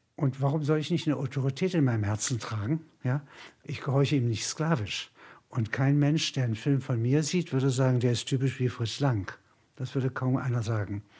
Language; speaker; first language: German; native; German